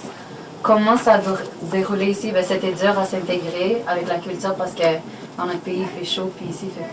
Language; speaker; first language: French; early bilingual, other home language; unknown